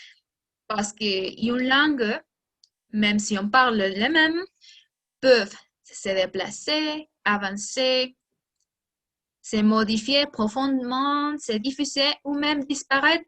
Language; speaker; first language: French; non-native, learner; Spanish